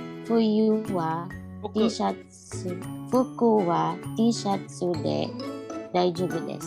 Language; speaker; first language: Japanese; non-native, learner; Filipino